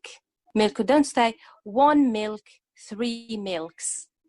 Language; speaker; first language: English; non-native, fluent; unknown